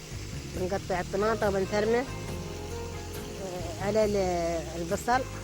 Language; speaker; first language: Arabic; native; Arabic